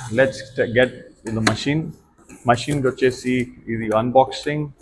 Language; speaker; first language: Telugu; non-native, learner; Gujarati